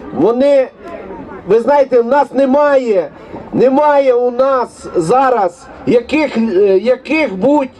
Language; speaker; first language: Ukrainian; native; Ukrainian